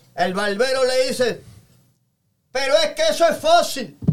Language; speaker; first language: Spanish; native; Spanish